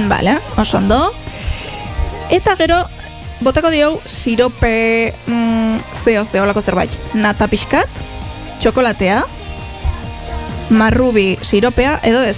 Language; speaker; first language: Basque; native; Basque